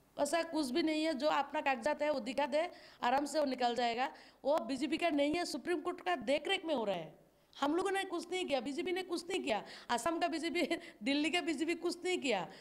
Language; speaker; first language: Hindi; non-native, local second language; Bangla